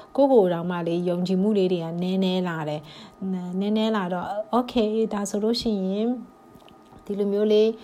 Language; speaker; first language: Burmese; non-native, local second language; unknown